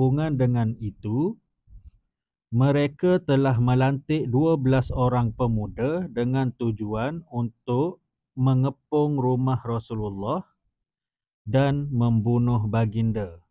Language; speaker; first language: Malay; native; Malay